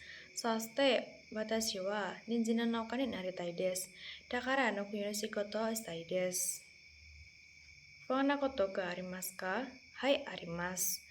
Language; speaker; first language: Japanese; non-native, learner; Indonesian